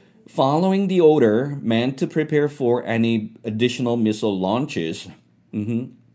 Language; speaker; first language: English; non-native, fluent; Korean